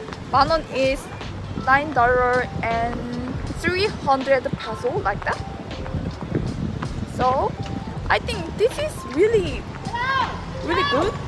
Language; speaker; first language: English; non-native, learner; Korean